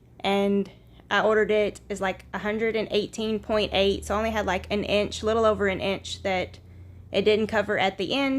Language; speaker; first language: English; native; English